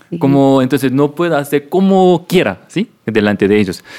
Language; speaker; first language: Spanish; non-native, learner; Korean